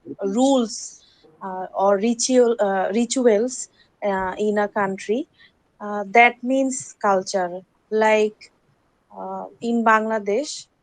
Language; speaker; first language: English; non-native, learner; Bangla